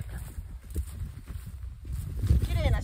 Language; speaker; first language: Japanese; native; Japanese